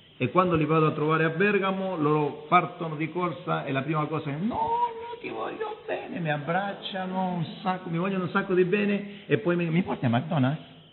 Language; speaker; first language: Italian; early bilingual, heritage; Italian